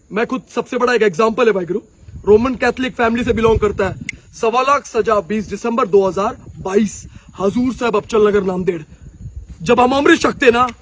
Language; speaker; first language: Hindi; non-native, local second language; Punjabi